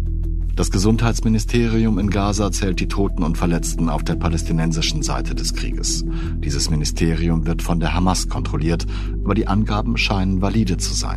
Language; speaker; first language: German; native; German